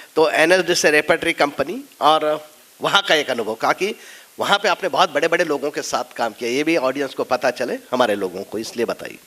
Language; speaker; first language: Hindi; non-native, local second language; Marathi